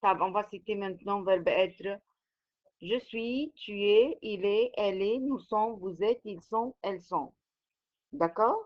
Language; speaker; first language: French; non-native, fluent; Arabic